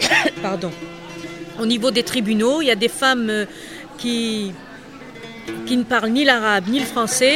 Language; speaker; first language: French; non-native, local second language; Kabyle